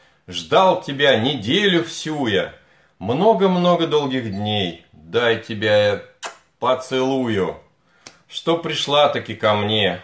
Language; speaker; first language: Russian; native; Russian